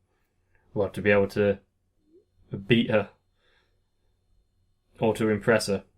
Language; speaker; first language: English; native; English